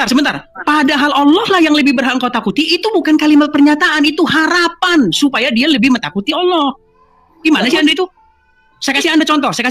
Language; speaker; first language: Indonesian; native; Indonesian